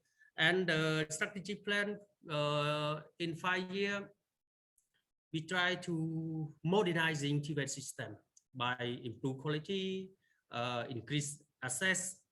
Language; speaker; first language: English; non-native, learner; Khmer